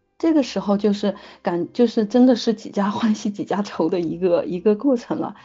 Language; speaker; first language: Chinese; native; Chinese